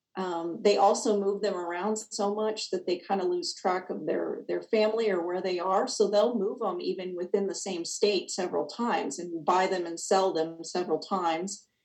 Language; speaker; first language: English; native; English